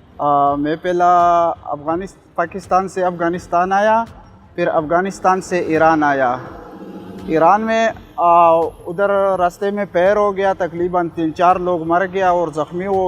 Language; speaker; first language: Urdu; non-native, local second language; Pashto